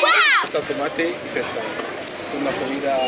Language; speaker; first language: Spanish; non-native, fluent; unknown